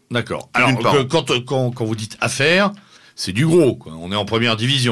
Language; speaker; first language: French; native; French